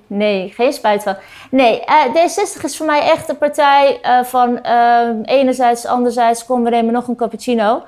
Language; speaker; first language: Dutch; early bilingual, other home language; Turkish